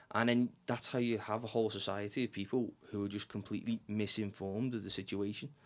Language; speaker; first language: English; native; English